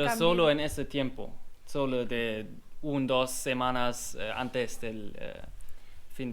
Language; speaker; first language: Spanish; non-native, learner; German